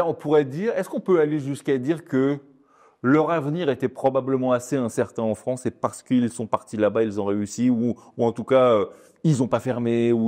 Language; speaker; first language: French; native; French